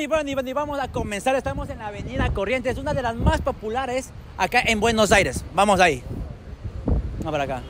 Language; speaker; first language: Spanish; native; Spanish